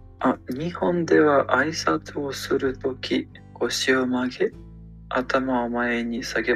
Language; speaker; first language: Japanese; non-native, fluent; French